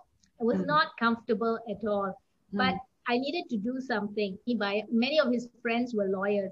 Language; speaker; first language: English; native; English